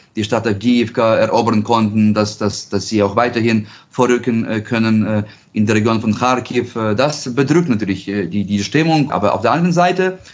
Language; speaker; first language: German; non-native, fluent; Ukrainian